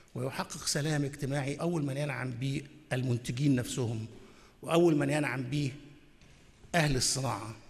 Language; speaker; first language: Arabic; native; Arabic